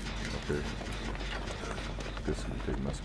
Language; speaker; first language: English; native; English